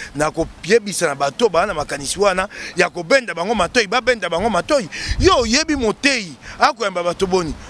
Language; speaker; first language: Lingala; non-native, local second language; Luba-Lulua